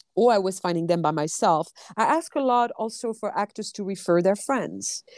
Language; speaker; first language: English; non-native, fluent; French